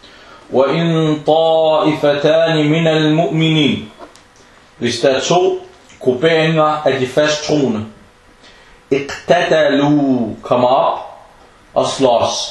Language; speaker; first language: Danish; non-native, fluent; Arabic